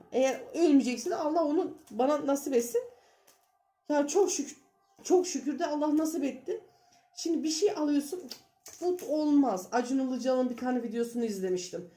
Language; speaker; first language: Turkish; native; Turkish